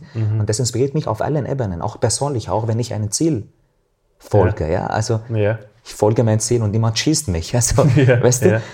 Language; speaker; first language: German; non-native, fluent; Arabic